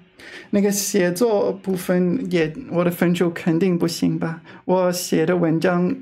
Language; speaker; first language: Chinese; non-native, fluent; English